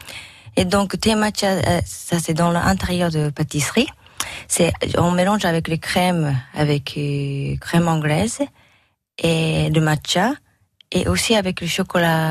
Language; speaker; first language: French; non-native, learner; Japanese